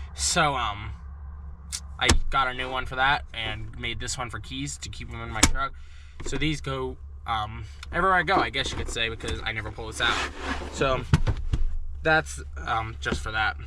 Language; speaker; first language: English; native; English